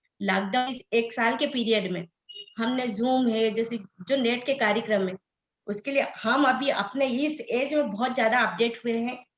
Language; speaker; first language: Hindi; native; Hindi